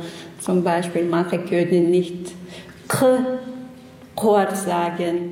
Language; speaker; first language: German; non-native, learner; Chechen